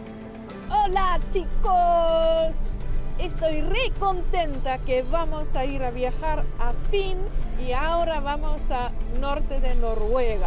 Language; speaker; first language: Spanish; non-native, learner; Finnish